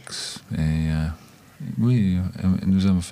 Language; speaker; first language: French; non-native, learner; English